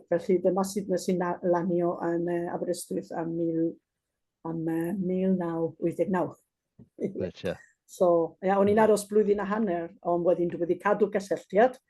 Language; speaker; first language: Welsh; non-native, fluent; Basque